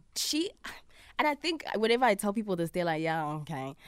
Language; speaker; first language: English; non-native, local second language; Zulu